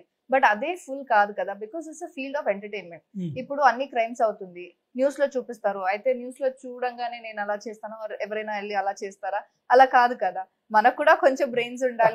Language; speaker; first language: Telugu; non-native, local second language; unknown